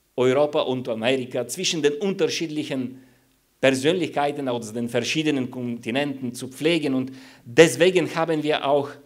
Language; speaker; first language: German; non-native, fluent; Bulgarian